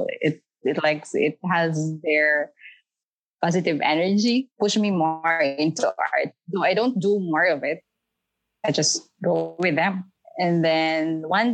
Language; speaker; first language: English; non-native, local second language; Filipino